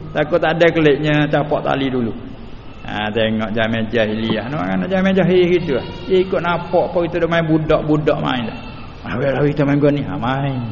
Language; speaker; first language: Malay; native; Malay